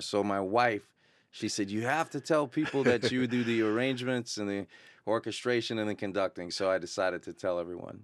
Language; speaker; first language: English; native; English